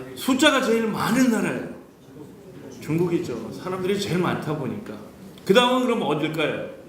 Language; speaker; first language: Korean; early bilingual, heritage; Spanish